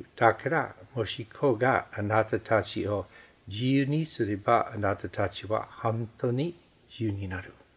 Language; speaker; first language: Japanese; non-native, fluent; English